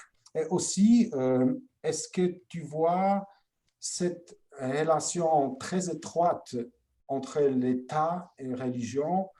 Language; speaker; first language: French; non-native, fluent; Polish